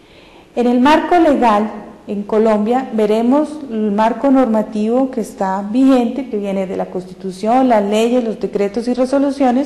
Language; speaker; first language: Spanish; native; Spanish